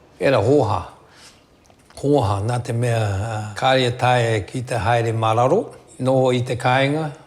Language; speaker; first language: Māori; non-native, local second language; Cantonese